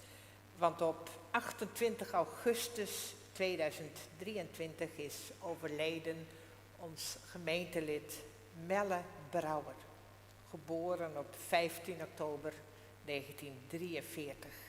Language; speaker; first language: Dutch; non-native, local second language; Western Frisian